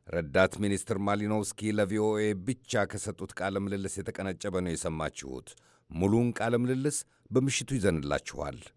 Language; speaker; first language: Amharic; native; Amharic